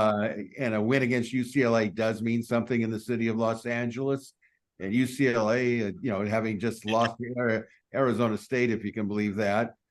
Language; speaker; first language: English; native; English